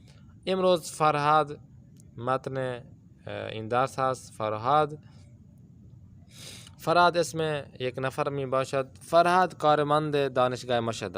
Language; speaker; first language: Persian; non-native, fluent; Urdu